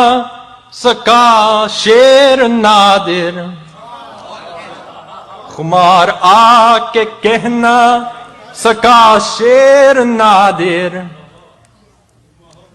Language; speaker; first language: Urdu; non-native, fluent; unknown